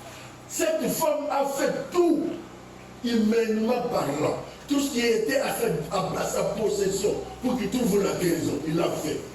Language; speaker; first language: French; non-native, local second language; Lingala